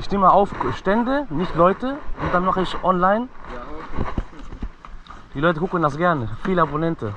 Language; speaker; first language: German; non-native, learner; Turkish